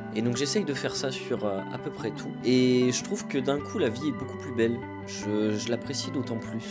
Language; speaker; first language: French; native; French